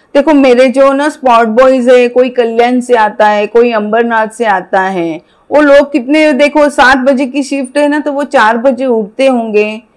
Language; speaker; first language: Hindi; non-native, local second language; Marathi